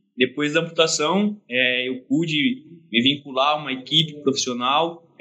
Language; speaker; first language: Portuguese; native; Portuguese